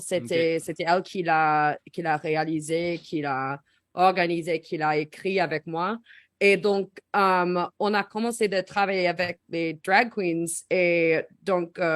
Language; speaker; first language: French; non-native, learner; English